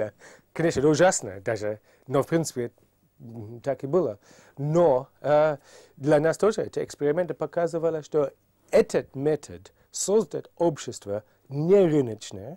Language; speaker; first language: Russian; non-native, fluent; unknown